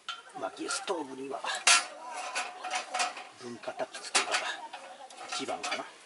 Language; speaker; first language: Japanese; native; Japanese